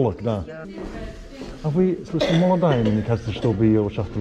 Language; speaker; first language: Russian; non-native, learner; English